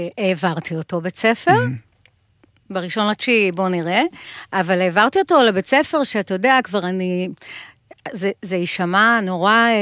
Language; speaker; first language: Hebrew; native; Hebrew